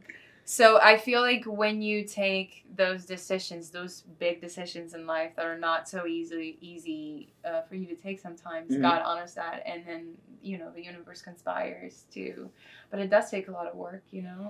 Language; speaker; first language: English; non-native, fluent; Spanish